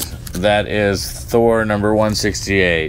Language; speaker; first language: English; native; English